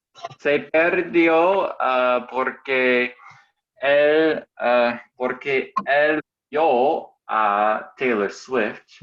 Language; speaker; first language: Spanish; non-native, learner; English